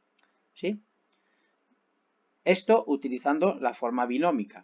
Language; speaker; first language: Spanish; native; Spanish